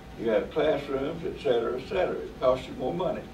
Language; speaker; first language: English; native; English